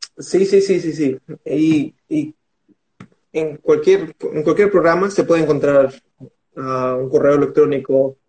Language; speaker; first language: Spanish; early bilingual, heritage; Spanish